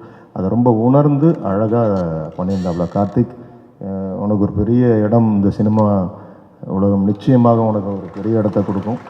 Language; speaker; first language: Tamil; native; Tamil